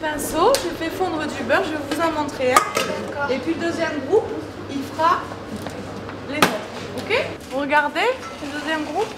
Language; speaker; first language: French; native; French